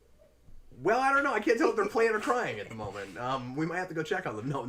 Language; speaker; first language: English; native; English